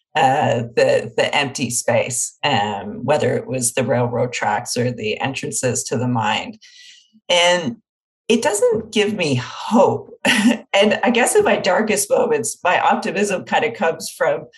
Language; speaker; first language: English; native; English